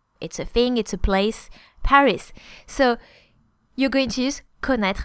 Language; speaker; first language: English; non-native, fluent; French